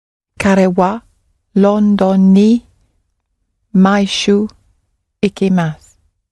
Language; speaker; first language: Japanese; non-native, learner; English